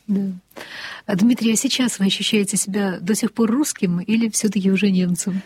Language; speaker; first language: Russian; native; Russian